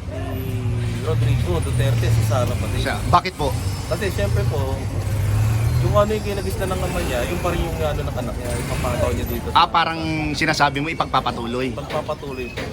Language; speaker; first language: Filipino; native; Filipino